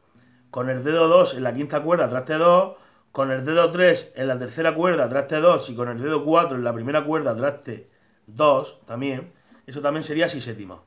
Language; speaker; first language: Spanish; native; Spanish